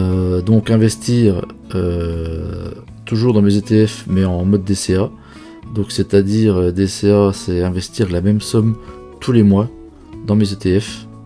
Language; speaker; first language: French; native; French